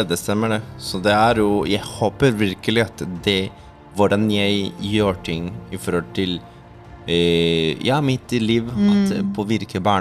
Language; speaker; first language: Norwegian; non-native, fluent; Spanish